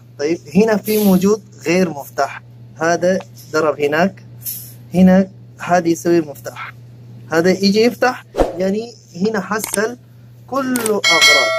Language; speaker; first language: Arabic; non-native, learner; Urdu